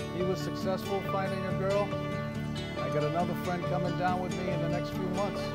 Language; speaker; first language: English; native; English